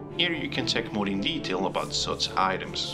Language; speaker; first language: English; non-native, fluent; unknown